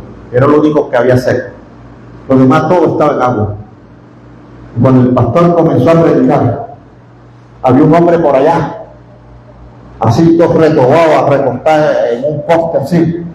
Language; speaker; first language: Spanish; native; Spanish